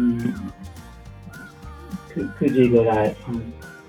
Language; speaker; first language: Japanese; non-native, learner; English